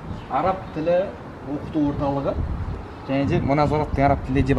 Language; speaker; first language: Turkish; non-native, learner; Kazakh